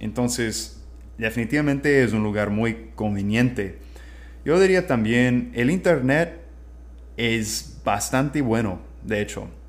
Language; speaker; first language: Spanish; non-native, fluent; English